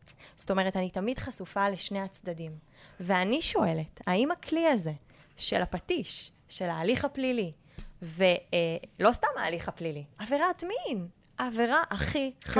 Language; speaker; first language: Hebrew; native; Hebrew